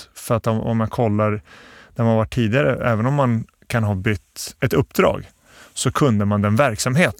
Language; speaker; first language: Swedish; early bilingual, other home language; Bosnian